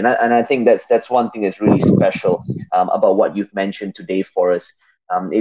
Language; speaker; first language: English; non-native, local second language; Tamil